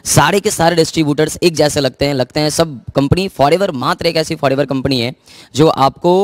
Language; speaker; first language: Hindi; native; Hindi